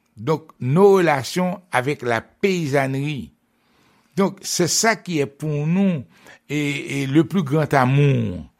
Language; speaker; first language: French; non-native, local second language; Haitian Creole